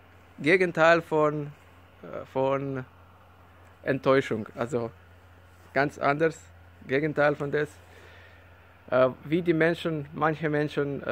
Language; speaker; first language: German; non-native, learner; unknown